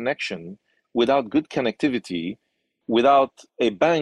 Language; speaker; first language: English; non-native, local second language; Arabic